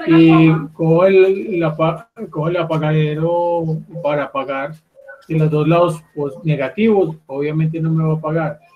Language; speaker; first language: Spanish; native; Spanish